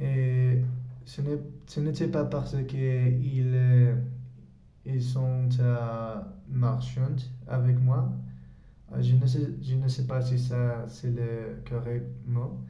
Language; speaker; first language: French; non-native, learner; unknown